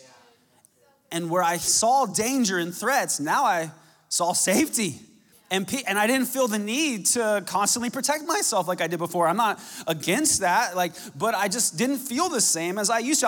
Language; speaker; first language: English; native; English